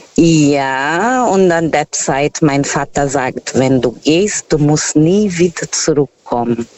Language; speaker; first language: German; non-native, fluent; Portuguese